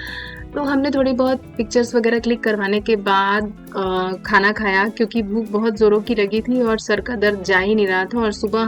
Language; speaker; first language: Hindi; native; Hindi